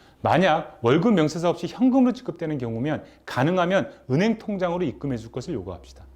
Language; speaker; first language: Korean; native; Korean